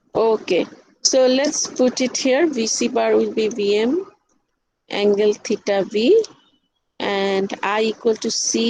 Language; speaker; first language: English; non-native, local second language; Bangla